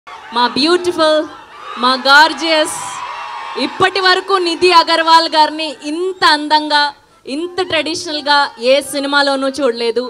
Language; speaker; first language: Telugu; native; Telugu